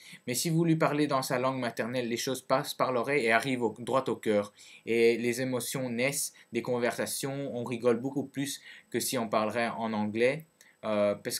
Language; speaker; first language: French; early bilingual, other home language; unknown